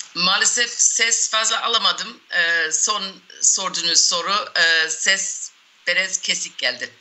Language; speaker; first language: Turkish; non-native, fluent; English